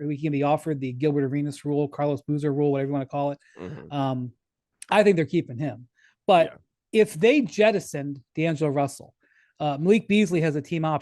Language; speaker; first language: English; native; English